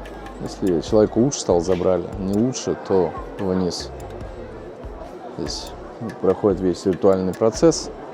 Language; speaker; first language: Russian; native; Russian